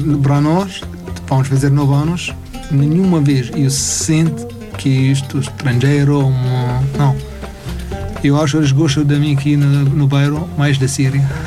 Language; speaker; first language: Portuguese; non-native, fluent; Arabic